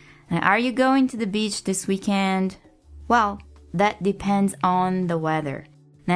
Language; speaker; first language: English; non-native, fluent; Portuguese